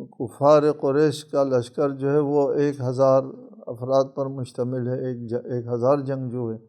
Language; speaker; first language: Urdu; non-native, local second language; Balti